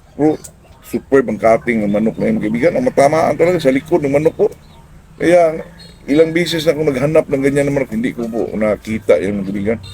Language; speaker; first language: Filipino; non-native, local second language; Cebuano